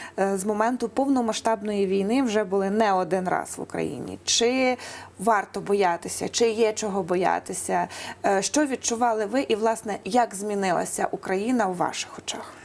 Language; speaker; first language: Ukrainian; native; Ukrainian